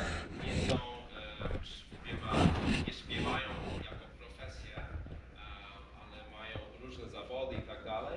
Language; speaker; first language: Polish; non-native, fluent; English